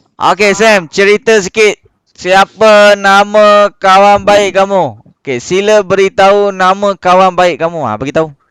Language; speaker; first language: Malay; native; Malay